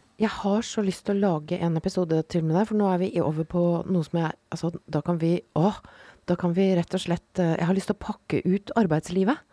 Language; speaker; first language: Norwegian; native; Norwegian